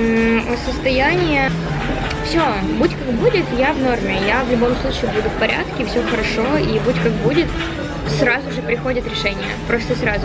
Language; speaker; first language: Russian; native; Russian